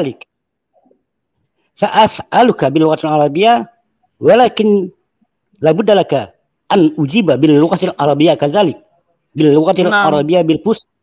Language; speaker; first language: Arabic; non-native, learner; Indonesian